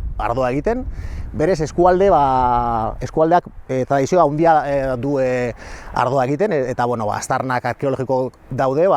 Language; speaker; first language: Basque; non-native, local second language; Spanish